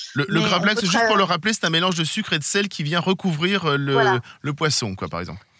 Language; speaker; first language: French; native; French